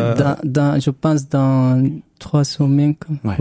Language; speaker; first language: French; non-native, learner; Arabic